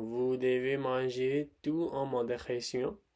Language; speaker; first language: French; non-native, learner; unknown